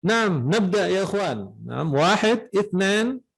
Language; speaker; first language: Arabic; non-native, fluent; Indonesian